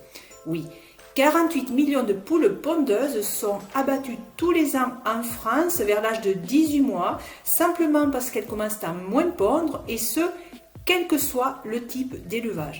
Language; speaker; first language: French; native; French